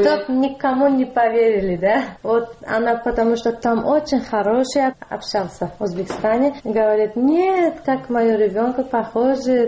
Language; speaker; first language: Russian; non-native, learner; Uzbek